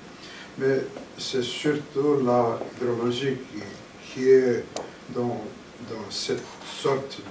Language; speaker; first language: French; non-native, fluent; Romanian